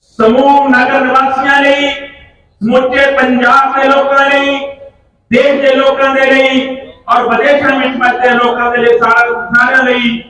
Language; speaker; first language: Hindi; non-native, local second language; Punjabi